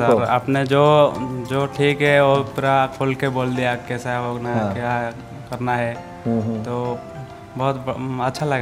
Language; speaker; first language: Hindi; non-native, local second language; Odia